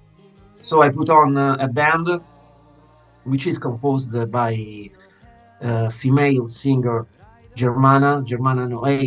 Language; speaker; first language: English; non-native, fluent; Italian